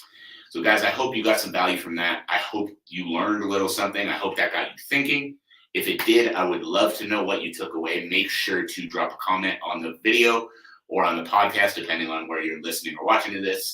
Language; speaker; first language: English; native; English